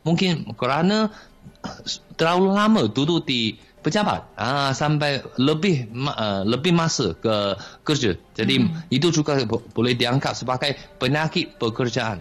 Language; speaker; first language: Malay; non-native, fluent; Chinese